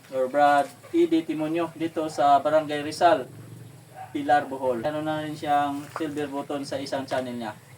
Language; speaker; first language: Filipino; non-native, local second language; Cebuano